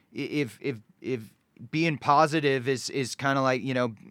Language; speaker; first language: English; native; English